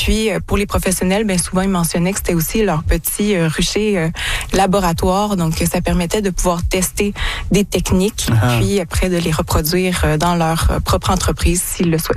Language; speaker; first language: French; native; French